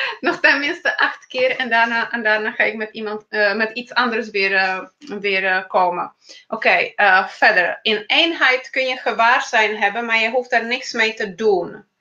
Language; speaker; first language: Dutch; non-native, fluent; Czech